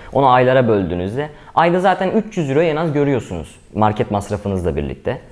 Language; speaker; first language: Turkish; native; Turkish